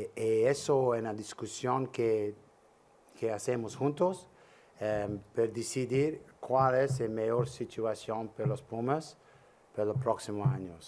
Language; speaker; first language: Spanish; non-native, learner; English